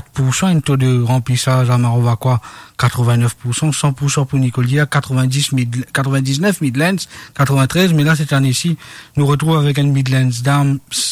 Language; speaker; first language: French; non-native, local second language; Morisyen